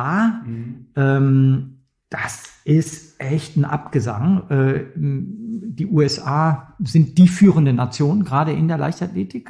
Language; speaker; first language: German; native; German